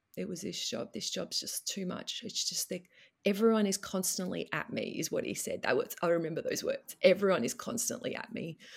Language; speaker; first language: English; native; English